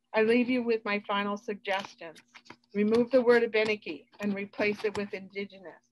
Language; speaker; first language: English; native; English